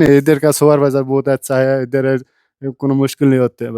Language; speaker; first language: Hindi; non-native, learner; Bangla